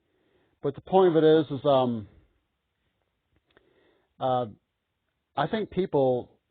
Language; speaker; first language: English; native; English